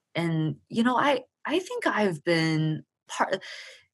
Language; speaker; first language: English; early bilingual, other home language; Chinese